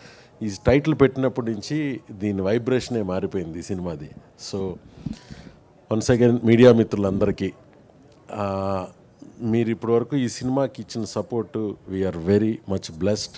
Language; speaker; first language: Telugu; native; Telugu